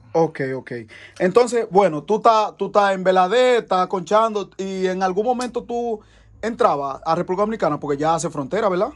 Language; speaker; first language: Spanish; native; Spanish